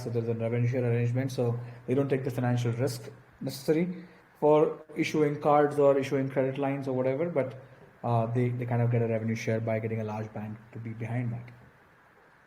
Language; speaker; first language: English; non-native, local second language; Gujarati